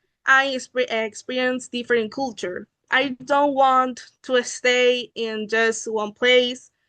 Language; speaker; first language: English; non-native, learner; Spanish